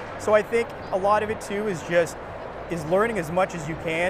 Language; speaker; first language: English; native; English